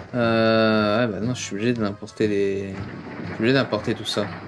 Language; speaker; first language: French; native; French